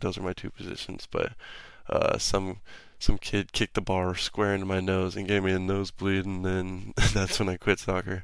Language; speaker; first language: English; native; English